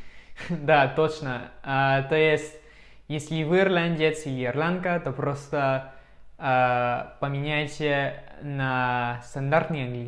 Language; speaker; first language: Russian; non-native, fluent; English